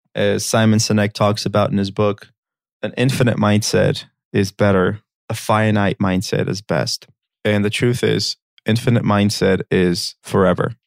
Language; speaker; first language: English; early bilingual, other home language; Armenian